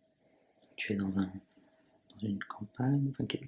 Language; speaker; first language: French; native; French